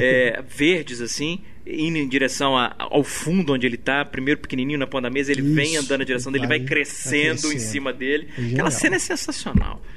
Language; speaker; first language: Portuguese; native; Portuguese